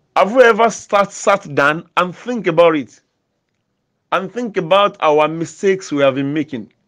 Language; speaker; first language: English; non-native, local second language; Yoruba